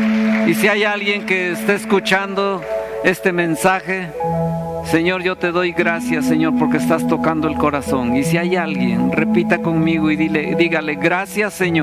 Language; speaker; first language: Spanish; native; Spanish